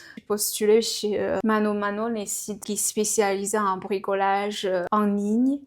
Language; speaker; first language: French; non-native, fluent; Chinese